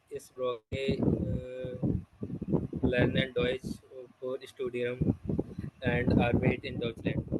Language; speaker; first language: German; non-native, learner; Hindi